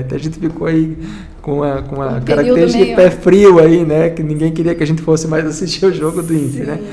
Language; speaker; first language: Portuguese; native; Portuguese